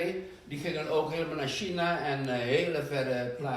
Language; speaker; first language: Dutch; non-native, fluent; Indonesian